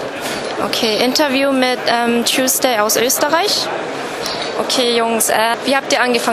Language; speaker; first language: German; native; German